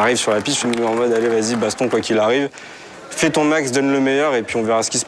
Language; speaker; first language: French; native; French